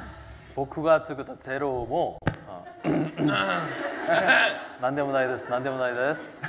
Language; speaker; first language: Japanese; non-native, learner; Korean